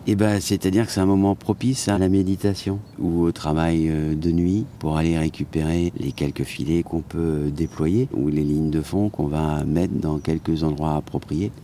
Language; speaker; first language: French; native; French